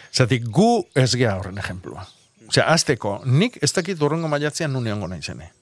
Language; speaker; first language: Basque; native; Basque